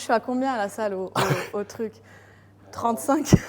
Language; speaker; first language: French; native; French